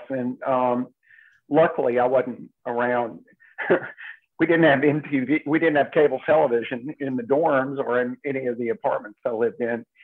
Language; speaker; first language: English; native; English